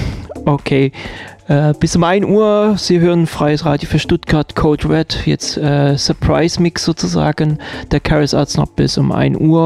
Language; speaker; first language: German; native; German